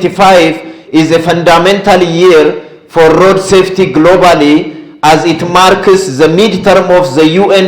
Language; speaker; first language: English; non-native, fluent; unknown